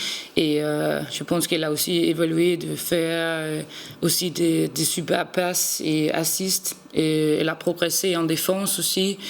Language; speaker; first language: French; non-native, learner; Danish